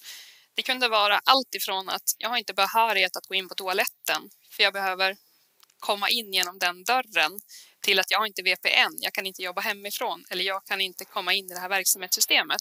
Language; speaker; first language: Swedish; native; Swedish